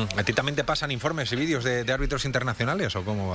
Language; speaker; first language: Spanish; native; Spanish